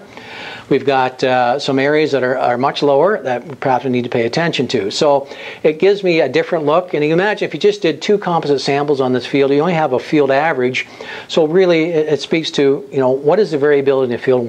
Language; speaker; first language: English; native; English